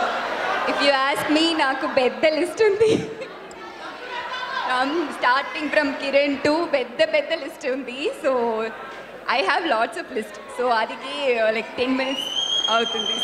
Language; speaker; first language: Telugu; non-native, learner; Tamil